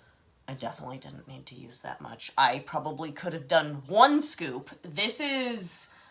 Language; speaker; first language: English; native; English